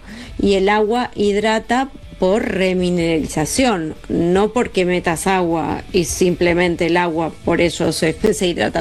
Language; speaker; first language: Spanish; native; Spanish